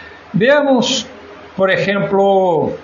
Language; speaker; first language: Spanish; non-native, fluent; Portuguese